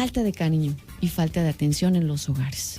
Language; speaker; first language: Spanish; native; Spanish